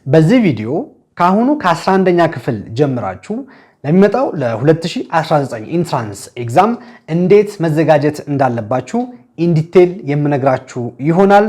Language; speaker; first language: Amharic; native; Amharic